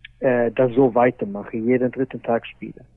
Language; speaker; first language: German; non-native, fluent; Swedish